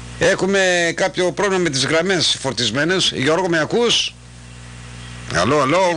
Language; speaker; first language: Greek; native; Greek